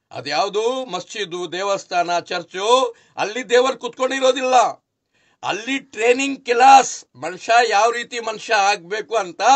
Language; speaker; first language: Kannada; non-native, local second language; Urdu